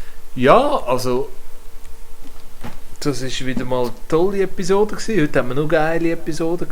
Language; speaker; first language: German; native; German